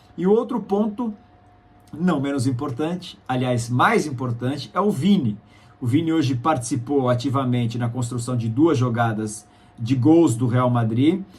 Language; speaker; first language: Portuguese; native; Portuguese